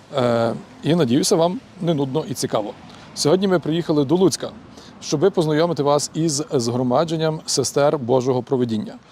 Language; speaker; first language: Ukrainian; native; Ukrainian